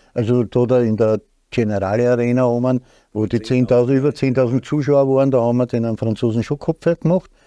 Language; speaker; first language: German; native; German